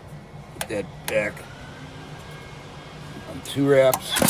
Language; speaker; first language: English; native; English